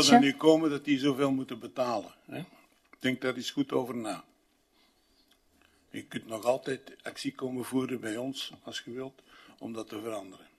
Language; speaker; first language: Dutch; native; Dutch